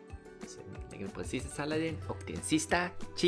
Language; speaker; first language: Swedish; native; Swedish